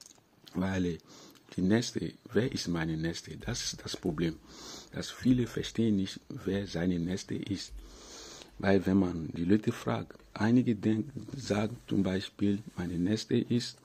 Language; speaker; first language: German; non-native, fluent; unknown